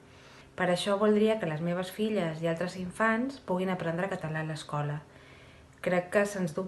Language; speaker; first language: Catalan; non-native, local second language; Spanish